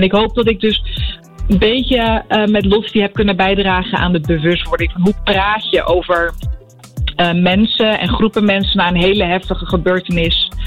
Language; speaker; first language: Dutch; early bilingual, other home language; Arabic